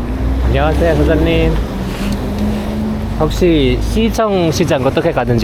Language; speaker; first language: Korean; non-native, learner; Arabic